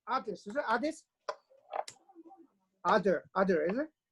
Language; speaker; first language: English; non-native, learner; Cantonese